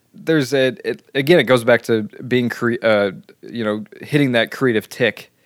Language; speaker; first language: English; native; English